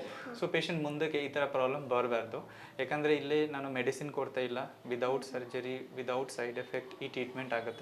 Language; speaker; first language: Kannada; non-native, local second language; Hindi